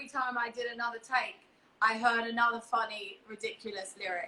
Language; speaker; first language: English; native; English